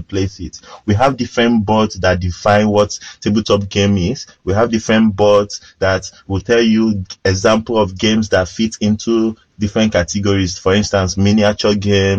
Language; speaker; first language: English; non-native, local second language; Igbo